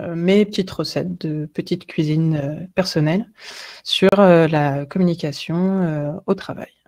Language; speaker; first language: French; native; French